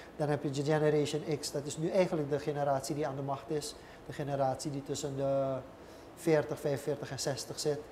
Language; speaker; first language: Dutch; native; Dutch